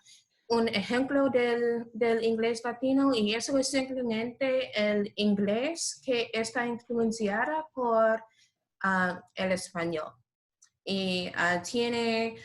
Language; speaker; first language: Spanish; non-native, learner; English